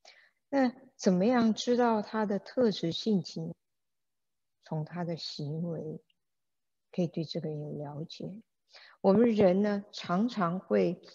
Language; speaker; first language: Chinese; native; Chinese